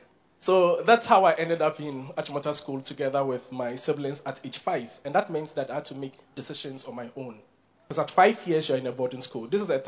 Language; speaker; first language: English; non-native, local second language; Akan